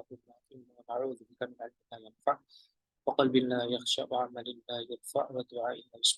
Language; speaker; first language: Arabic; non-native, fluent; Indonesian